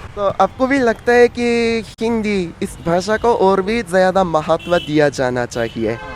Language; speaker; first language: Hindi; non-native, fluent; Japanese